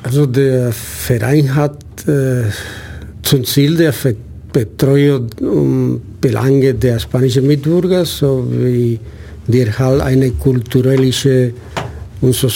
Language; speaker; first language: German; non-native, fluent; Spanish